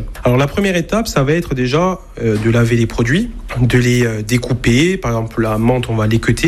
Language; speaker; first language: French; native; French